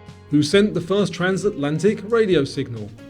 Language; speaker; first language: English; native; English